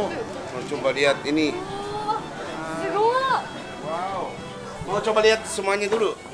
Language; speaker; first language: Indonesian; non-native, fluent; Japanese